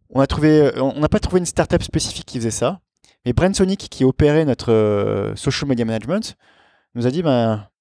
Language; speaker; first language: French; native; French